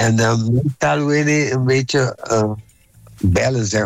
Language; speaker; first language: Dutch; non-native, local second language; Papiamento